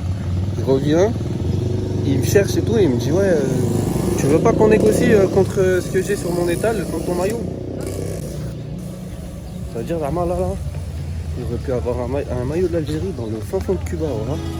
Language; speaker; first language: French; native; French